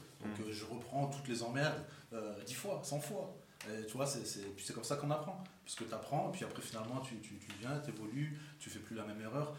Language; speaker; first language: French; native; French